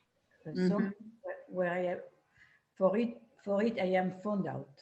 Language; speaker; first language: English; non-native, learner; French